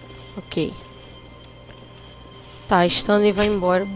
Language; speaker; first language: Portuguese; native; Portuguese